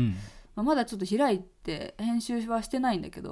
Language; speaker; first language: Japanese; native; Japanese